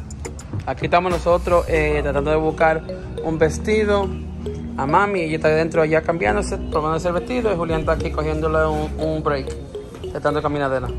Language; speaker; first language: Spanish; native; Spanish